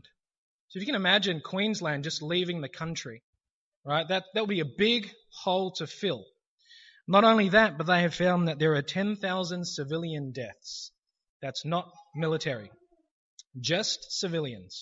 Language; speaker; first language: English; native; English